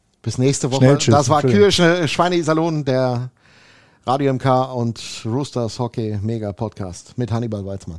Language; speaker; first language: German; native; German